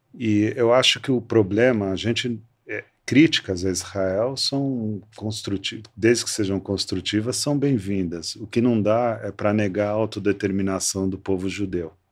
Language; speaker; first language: Portuguese; early bilingual, other home language; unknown